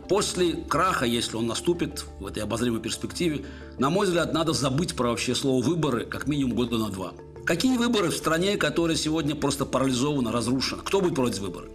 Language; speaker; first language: Russian; native; Russian